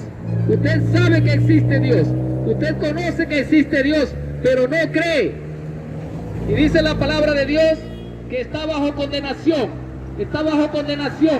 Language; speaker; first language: Spanish; native; Spanish